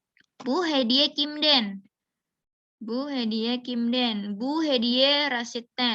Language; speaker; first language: Turkish; non-native, learner; Indonesian